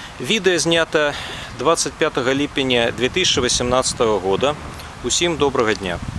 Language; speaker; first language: Belarusian; native; Belarusian